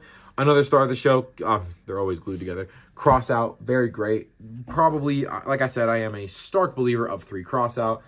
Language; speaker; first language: English; native; English